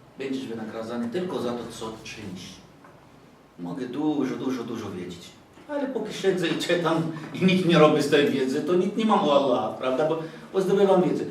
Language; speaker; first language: Polish; non-native, fluent; Arabic